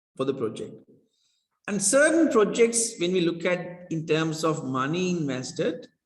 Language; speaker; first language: English; non-native, local second language; Sinhala